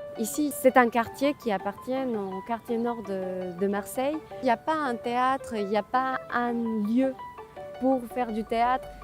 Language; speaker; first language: French; non-native, fluent; Spanish